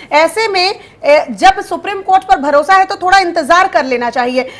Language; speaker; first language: Hindi; native; Hindi